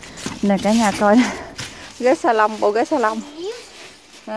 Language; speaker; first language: Vietnamese; native; Vietnamese